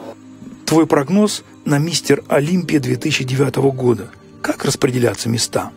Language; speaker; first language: Russian; native; Russian